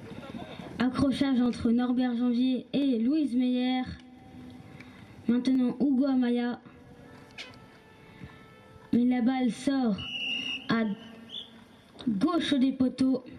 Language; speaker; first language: French; native; French